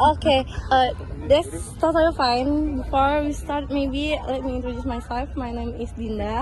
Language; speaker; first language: English; non-native, learner; Indonesian